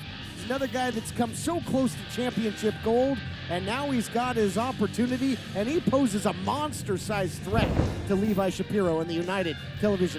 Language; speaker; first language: English; native; English